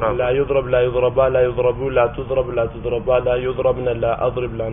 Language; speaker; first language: Arabic; non-native, learner; Urdu